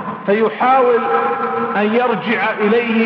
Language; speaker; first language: Arabic; native; Arabic